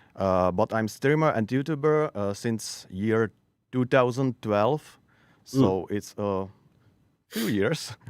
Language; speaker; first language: English; non-native, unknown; Czech